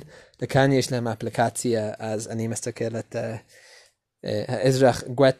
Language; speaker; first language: Hebrew; non-native, learner; English